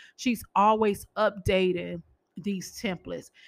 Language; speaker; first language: English; native; English